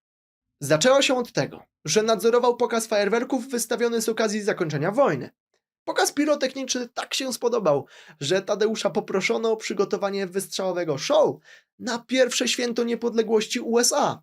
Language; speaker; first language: Polish; native; Polish